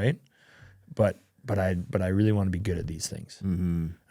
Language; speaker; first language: English; native; English